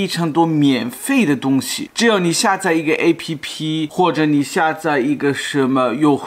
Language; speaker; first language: Chinese; non-native, fluent; German